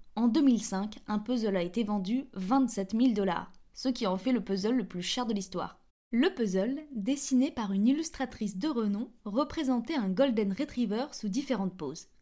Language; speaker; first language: French; native; French